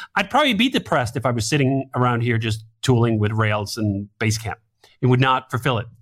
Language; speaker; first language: English; non-native, fluent; Danish